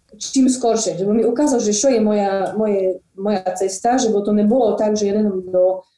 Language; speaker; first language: Slovak; non-native, local second language; Rusyn